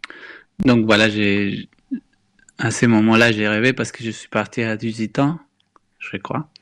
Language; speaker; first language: French; non-native, fluent; Spanish